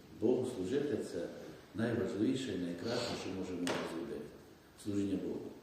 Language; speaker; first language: Ukrainian; native; Ukrainian